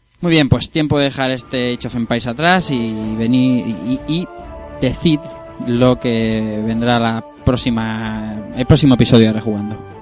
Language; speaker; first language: Spanish; native; Spanish